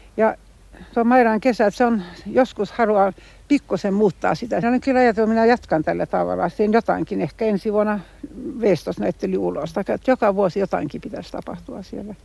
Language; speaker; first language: Finnish; non-native, local second language; Swedish